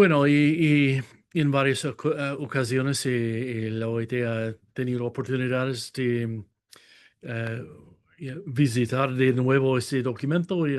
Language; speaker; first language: Spanish; non-native, fluent; English